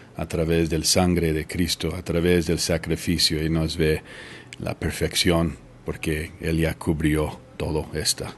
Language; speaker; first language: Spanish; non-native, learner; English